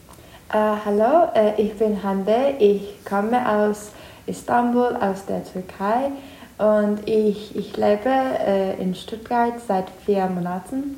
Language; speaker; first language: German; non-native, learner; Turkish